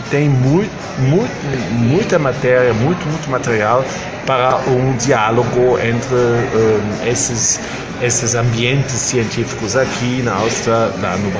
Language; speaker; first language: Portuguese; non-native, fluent; German